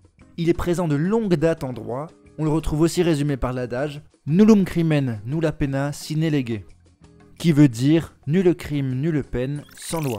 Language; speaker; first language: French; native; French